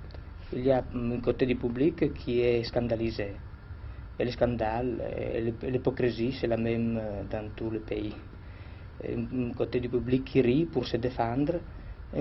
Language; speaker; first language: French; non-native, fluent; Italian